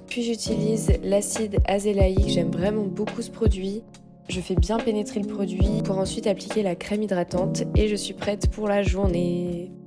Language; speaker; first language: French; native; French